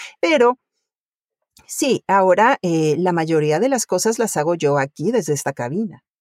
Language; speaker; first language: Spanish; early bilingual, other home language; Italian